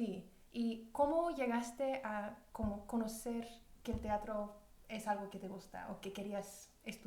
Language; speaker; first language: Spanish; early bilingual, heritage; Spanish